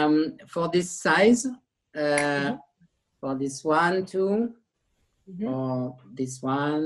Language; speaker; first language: English; non-native, learner; French